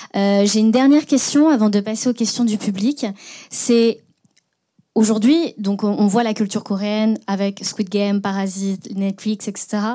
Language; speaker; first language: French; native; French